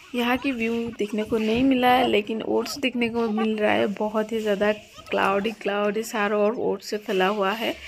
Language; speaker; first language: Hindi; non-native, local second language; Bangla